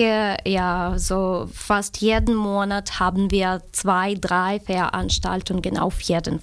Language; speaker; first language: German; non-native, fluent; Ukrainian